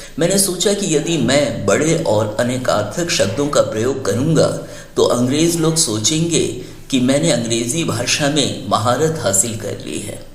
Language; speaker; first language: Hindi; native; Hindi